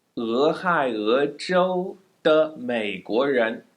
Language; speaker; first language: Chinese; non-native, fluent; English